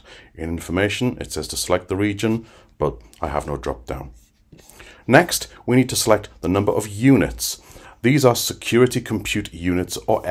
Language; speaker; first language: English; native; English